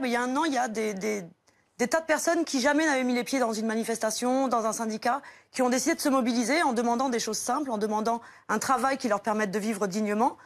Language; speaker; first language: French; native; French